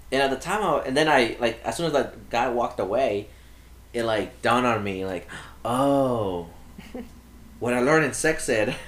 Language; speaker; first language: English; early bilingual, other home language; Spanish